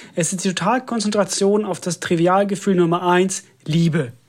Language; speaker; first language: German; non-native, fluent; Finnish